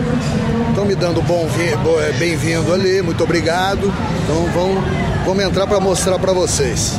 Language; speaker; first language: Portuguese; native; Portuguese